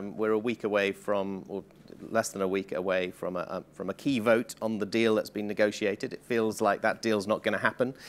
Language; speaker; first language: English; native; English